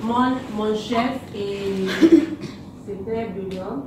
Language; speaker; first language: French; non-native, learner; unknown